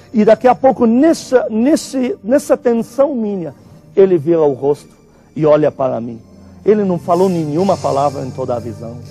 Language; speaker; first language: Portuguese; non-native, fluent; Arabic